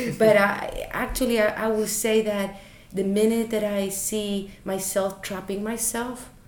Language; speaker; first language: English; non-native, fluent; Spanish